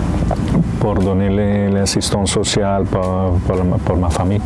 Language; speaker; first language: French; non-native, fluent; Spanish